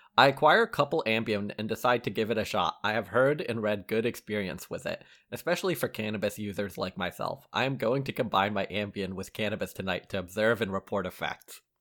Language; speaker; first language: English; early bilingual, other home language; Arabic